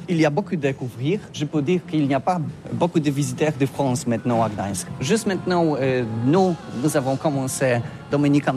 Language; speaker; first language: French; non-native, learner; Polish